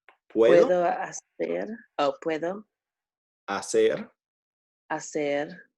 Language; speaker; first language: Spanish; non-native, learner; English